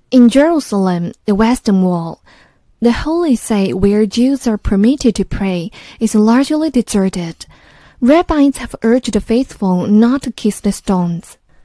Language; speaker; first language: English; non-native, fluent; Chinese